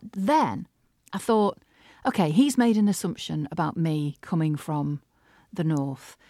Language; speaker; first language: English; native; English